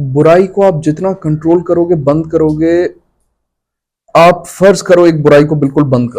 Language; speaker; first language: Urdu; non-native, local second language; Sindhi